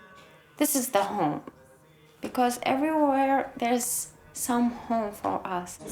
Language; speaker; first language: English; non-native, learner; Arabic